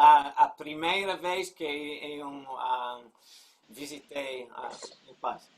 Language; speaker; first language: Portuguese; non-native, learner; English